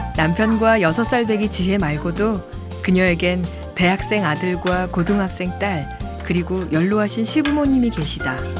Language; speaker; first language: Korean; native; Korean